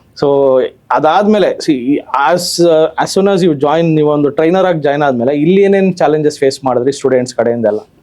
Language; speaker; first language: Kannada; native; Kannada